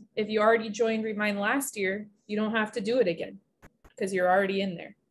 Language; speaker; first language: English; native; English